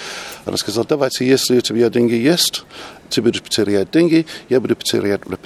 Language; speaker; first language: Russian; non-native, learner; English